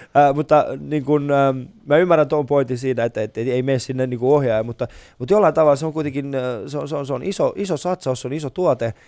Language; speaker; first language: Finnish; non-native, fluent; Persian